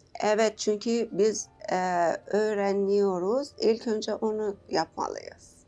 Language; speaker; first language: Turkish; non-native, learner; Persian